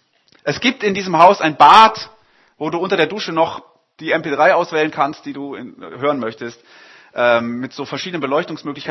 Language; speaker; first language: German; native; German